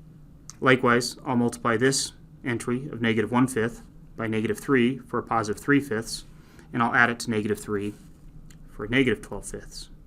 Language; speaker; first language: English; native; English